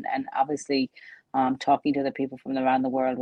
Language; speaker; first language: English; native; English